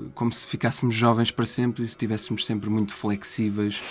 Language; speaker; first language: Portuguese; native; Portuguese